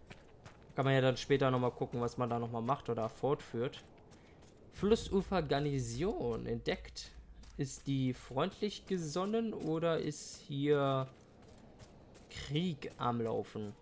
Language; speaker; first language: German; native; German